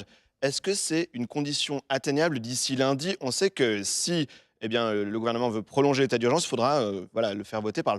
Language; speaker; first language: French; native; French